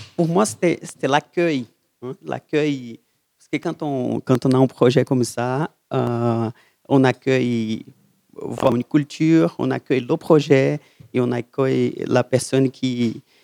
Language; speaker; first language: French; non-native, fluent; Portuguese